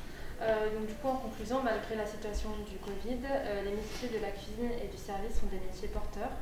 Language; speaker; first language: French; native; French